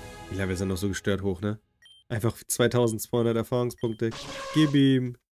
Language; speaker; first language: German; native; German